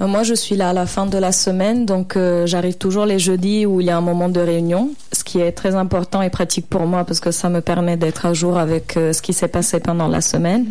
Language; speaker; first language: French; native; French